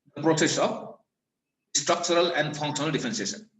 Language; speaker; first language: English; non-native, local second language; Nepali